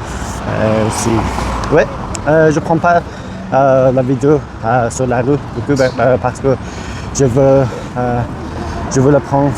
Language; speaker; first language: French; non-native, learner; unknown